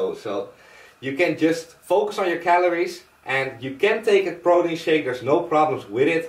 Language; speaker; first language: English; non-native, fluent; Dutch